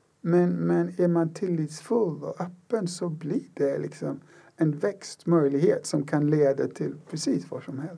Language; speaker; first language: Swedish; non-native, fluent; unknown